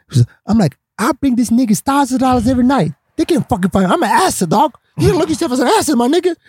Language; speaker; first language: English; non-native, fluent; Swedish